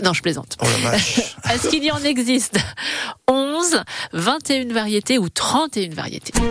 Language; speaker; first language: French; native; French